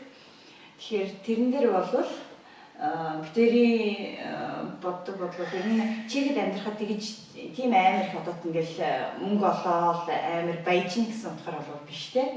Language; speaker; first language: Mongolian; native; Mongolian